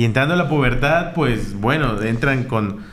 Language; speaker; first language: Spanish; native; Spanish